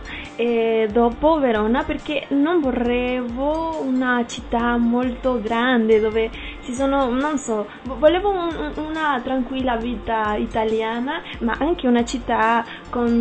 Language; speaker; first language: Italian; non-native, learner; Spanish